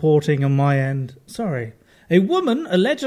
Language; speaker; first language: English; native; English